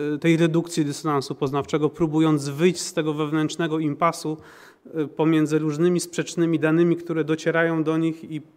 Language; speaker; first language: Polish; native; Polish